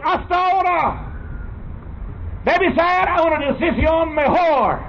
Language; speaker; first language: Spanish; non-native, learner; English